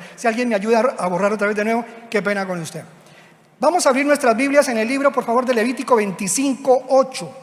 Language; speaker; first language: Spanish; native; Spanish